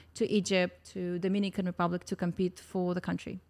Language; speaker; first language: English; non-native, fluent; Russian